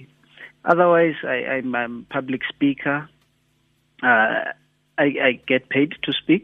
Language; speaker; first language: English; non-native, local second language; Xhosa